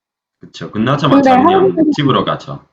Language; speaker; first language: Korean; non-native, learner; Spanish